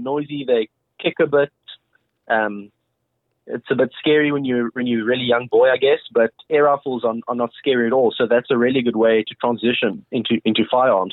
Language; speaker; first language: English; native; English